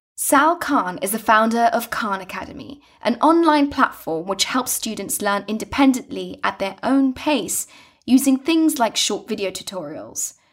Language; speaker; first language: English; native; English